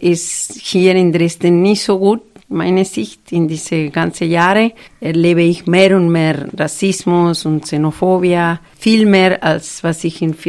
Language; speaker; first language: German; non-native, learner; Spanish